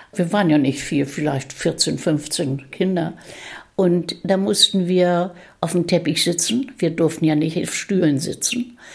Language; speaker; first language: German; native; German